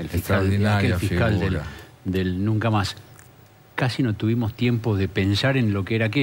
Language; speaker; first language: Spanish; native; Spanish